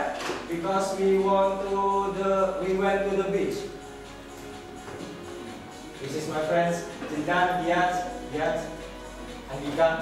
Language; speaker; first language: English; non-native, learner; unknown